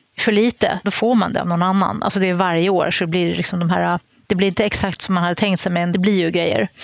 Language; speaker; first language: Swedish; native; Swedish